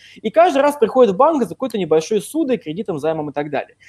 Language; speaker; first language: Russian; native; Russian